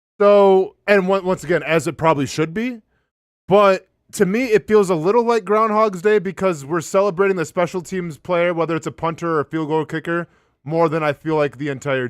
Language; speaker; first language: English; native; English